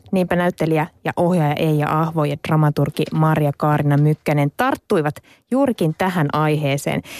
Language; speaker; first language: Finnish; native; Finnish